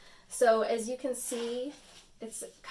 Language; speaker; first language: English; native; English